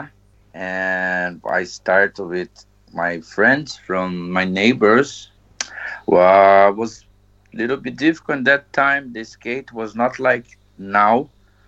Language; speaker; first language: English; non-native, learner; Portuguese